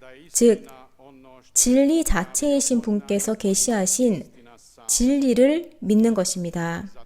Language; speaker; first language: Korean; native; Korean